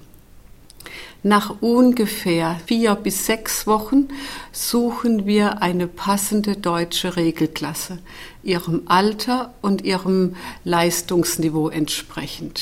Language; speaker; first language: German; native; German